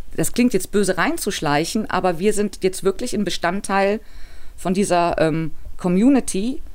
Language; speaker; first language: German; native; German